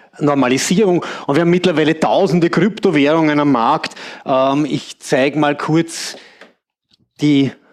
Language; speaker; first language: German; native; German